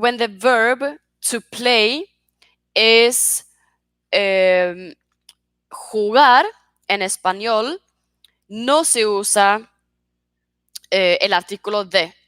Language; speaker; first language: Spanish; non-native, fluent; Swedish